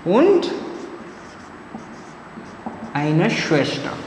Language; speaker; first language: German; non-native, fluent; Marathi